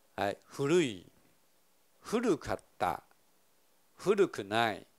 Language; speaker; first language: Japanese; non-native, fluent; Chinese